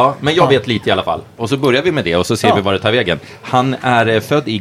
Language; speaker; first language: Swedish; native; Swedish